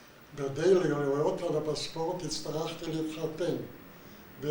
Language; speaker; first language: Hebrew; non-native, fluent; Yiddish